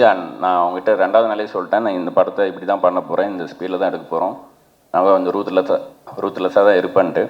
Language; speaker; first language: Tamil; native; Tamil